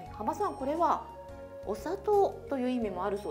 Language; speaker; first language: Japanese; native; Japanese